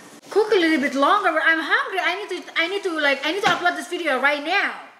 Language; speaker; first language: English; non-native, fluent; Indonesian